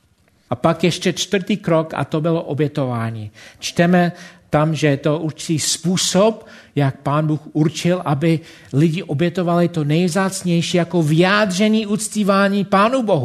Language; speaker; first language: Czech; non-native, fluent; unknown